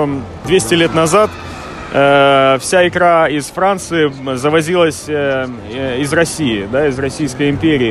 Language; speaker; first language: Russian; native; Russian